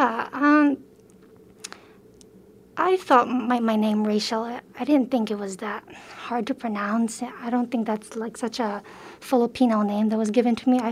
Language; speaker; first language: English; early bilingual, other home language; Filipino